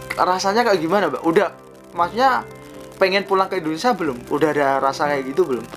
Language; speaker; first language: Indonesian; native; Indonesian